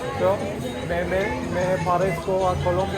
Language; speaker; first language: Spanish; non-native, learner; Turkish